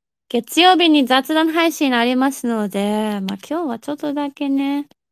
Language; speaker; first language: Japanese; non-native, fluent; German